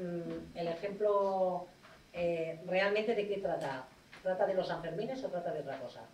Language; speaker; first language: Spanish; native; Spanish